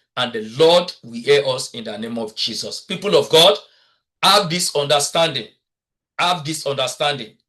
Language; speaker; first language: English; non-native, local second language; Yoruba